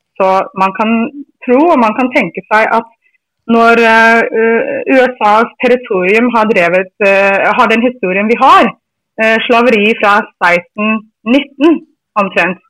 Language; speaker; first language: Norwegian; non-native, fluent; English